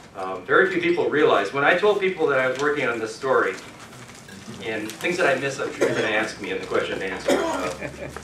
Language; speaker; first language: English; native; English